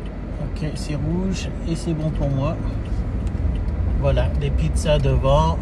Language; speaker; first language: French; early bilingual, heritage; French